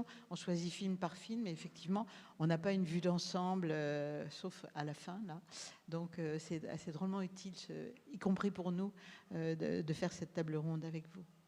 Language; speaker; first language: French; native; French